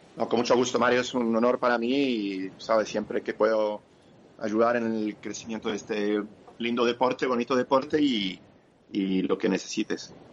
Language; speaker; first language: Spanish; non-native, fluent; French